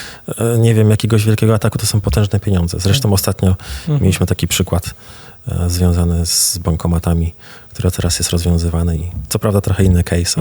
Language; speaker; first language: Polish; native; Polish